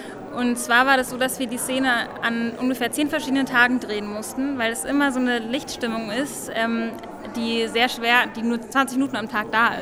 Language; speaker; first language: German; native; German